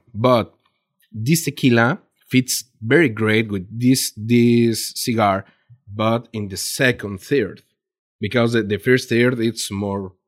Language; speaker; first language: English; non-native, learner; Spanish